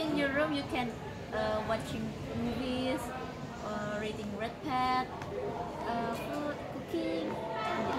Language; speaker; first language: English; non-native, learner; Indonesian